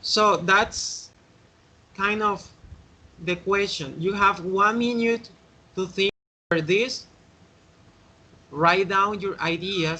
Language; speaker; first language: English; non-native, fluent; Spanish